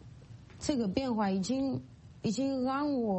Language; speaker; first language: Chinese; non-native, fluent; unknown